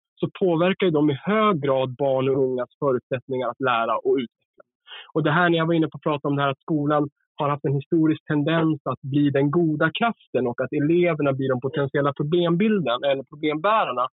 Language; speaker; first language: Swedish; native; Swedish